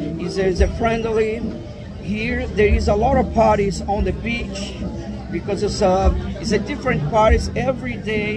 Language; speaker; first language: English; non-native, learner; Portuguese